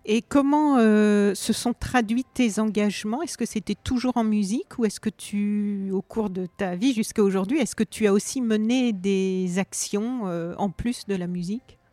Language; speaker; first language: French; native; French